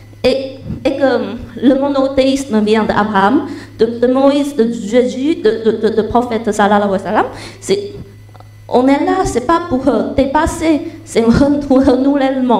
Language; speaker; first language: French; non-native, learner; Chinese